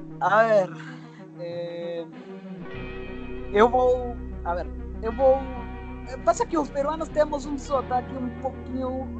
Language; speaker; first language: Portuguese; non-native, fluent; Spanish